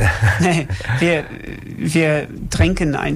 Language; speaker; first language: German; non-native, learner; English